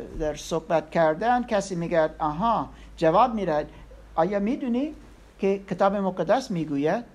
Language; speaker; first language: Persian; non-native, learner; English